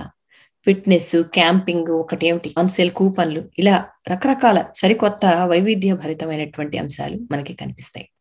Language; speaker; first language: Telugu; native; Telugu